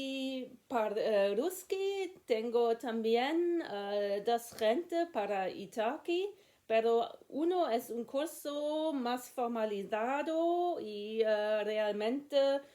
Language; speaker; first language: Spanish; non-native, learner; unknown